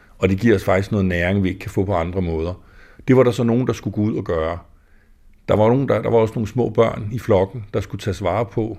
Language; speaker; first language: Danish; native; Danish